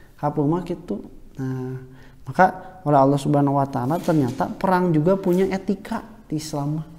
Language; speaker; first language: Indonesian; non-native, local second language; Sundanese